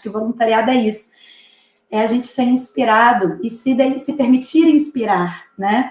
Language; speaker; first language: Portuguese; native; Portuguese